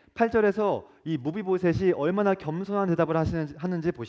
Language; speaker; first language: Korean; native; Korean